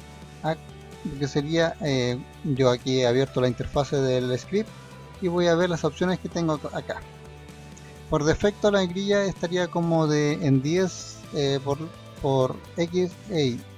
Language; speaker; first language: Spanish; native; Spanish